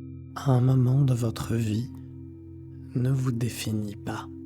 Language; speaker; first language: French; native; French